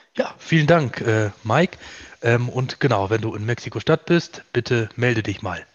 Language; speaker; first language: German; native; German